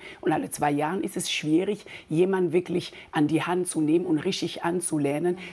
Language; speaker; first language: German; non-native, fluent; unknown